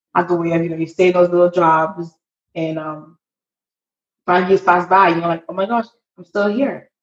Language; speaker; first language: English; early bilingual, other home language; Haitian Creole